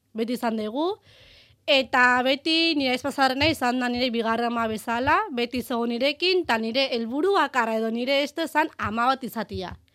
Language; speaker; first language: Basque; early bilingual, heritage; Basque